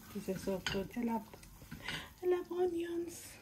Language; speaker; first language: English; non-native, local second language; Gusii